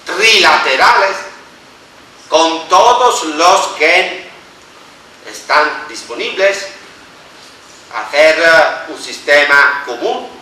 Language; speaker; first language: Spanish; non-native, fluent; Italian